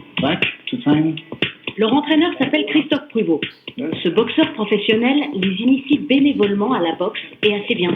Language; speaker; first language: French; native; French